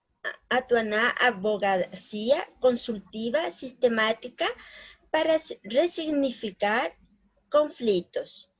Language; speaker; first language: Portuguese; non-native, learner; Spanish